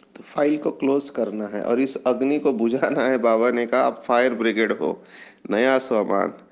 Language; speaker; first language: Hindi; non-native, local second language; Marathi